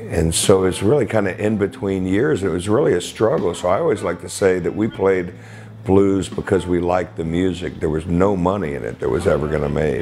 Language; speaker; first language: English; native; English